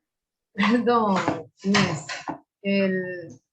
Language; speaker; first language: Spanish; native; Spanish